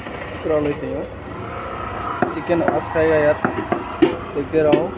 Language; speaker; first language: Hindi; non-native, local second language; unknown